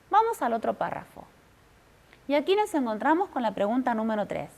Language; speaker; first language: Spanish; native; Spanish